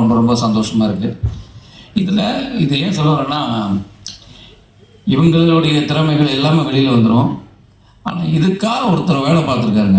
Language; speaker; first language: Tamil; native; Tamil